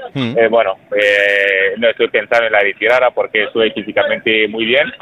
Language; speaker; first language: Spanish; non-native, fluent; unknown